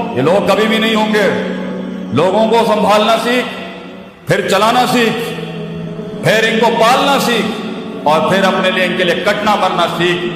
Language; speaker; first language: Urdu; non-native, local second language; Punjabi